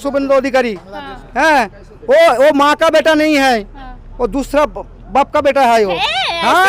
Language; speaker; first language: Hindi; non-native, local second language; Bangla